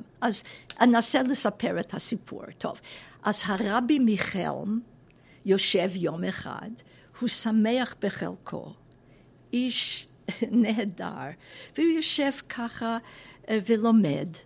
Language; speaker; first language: Hebrew; non-native, fluent; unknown